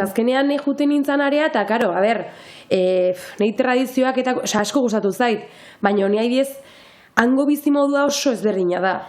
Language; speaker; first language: Basque; non-native, local second language; Spanish